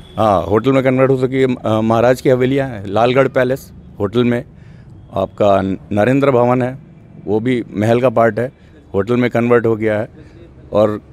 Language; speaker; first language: Hindi; native; Hindi